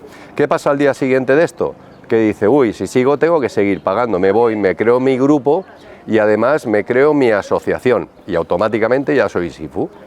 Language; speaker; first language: Spanish; native; Spanish